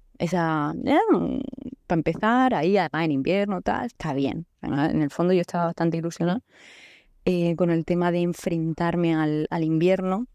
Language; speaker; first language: Spanish; native; Spanish